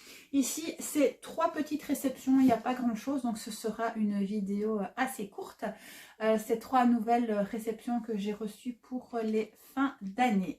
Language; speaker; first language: French; native; French